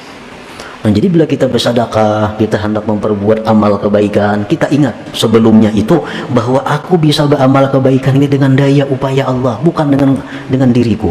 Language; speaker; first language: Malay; non-native, local second language; Banjar